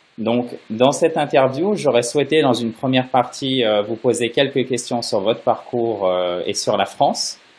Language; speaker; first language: French; native; French